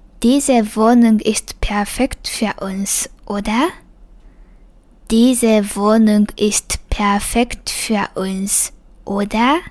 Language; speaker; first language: German; non-native, fluent; Japanese